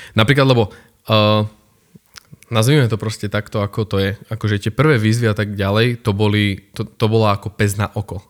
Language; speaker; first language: Slovak; native; Slovak